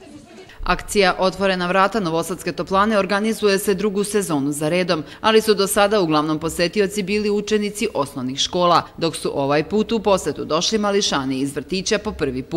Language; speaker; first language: Serbian; native; Serbian